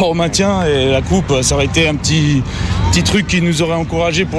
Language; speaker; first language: French; native; French